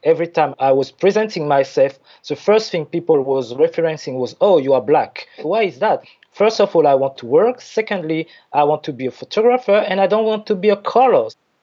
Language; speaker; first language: English; non-native, fluent; French